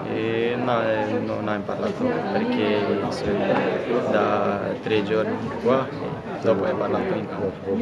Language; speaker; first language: Italian; non-native, learner; Romanian